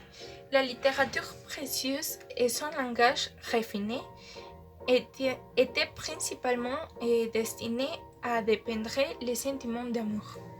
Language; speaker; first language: French; non-native, learner; Spanish